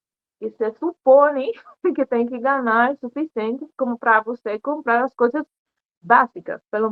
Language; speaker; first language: Portuguese; non-native, learner; Spanish